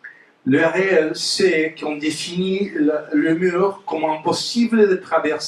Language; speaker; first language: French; non-native, fluent; Spanish